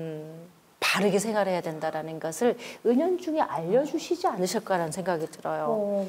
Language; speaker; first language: Korean; native; Korean